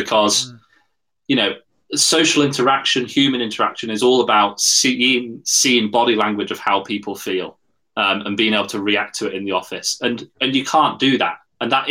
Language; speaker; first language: English; native; English